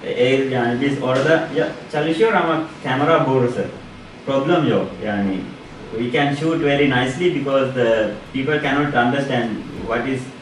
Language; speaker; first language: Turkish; non-native, learner; Sinhala